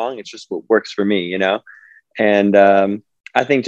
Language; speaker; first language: English; native; English